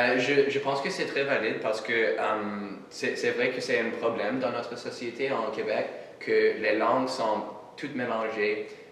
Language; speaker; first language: French; non-native, local second language; English